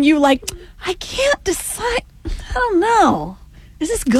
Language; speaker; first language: English; native; English